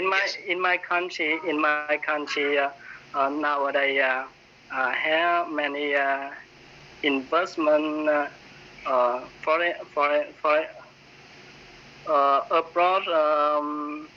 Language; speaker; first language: English; non-native, learner; Vietnamese